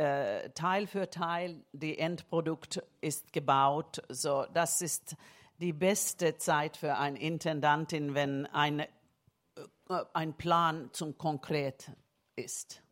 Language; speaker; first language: German; non-native, fluent; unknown